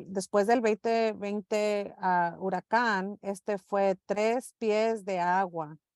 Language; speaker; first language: Spanish; early bilingual, heritage; English